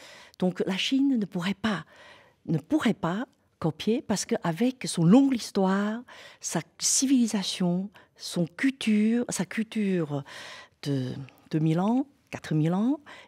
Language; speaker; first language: French; non-native, fluent; Chinese